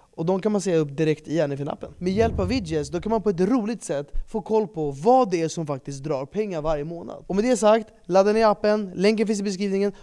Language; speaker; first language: Swedish; native; Swedish